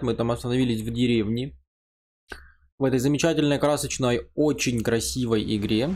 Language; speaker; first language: Russian; native; Russian